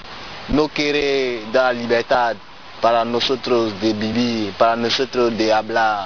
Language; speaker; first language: Spanish; non-native, learner; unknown